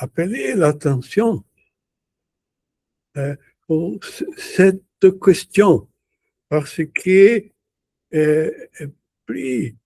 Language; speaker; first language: French; non-native, learner; Portuguese